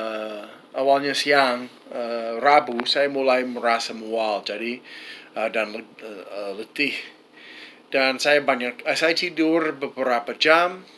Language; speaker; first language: Indonesian; non-native, fluent; English